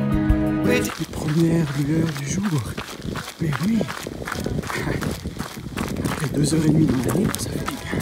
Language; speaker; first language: French; native; French